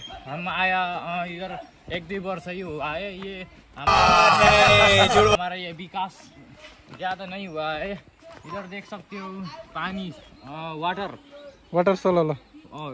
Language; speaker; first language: Hindi; non-native, learner; Nepali